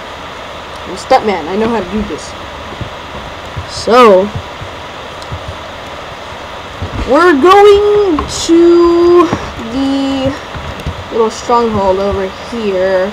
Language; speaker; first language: English; native; English